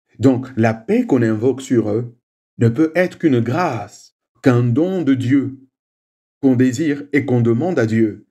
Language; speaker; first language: French; non-native, local second language; Swahili